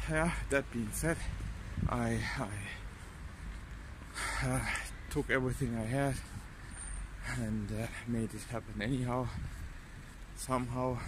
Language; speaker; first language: English; non-native, fluent; German